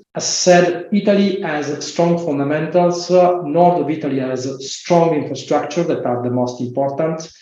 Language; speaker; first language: English; non-native, fluent; Italian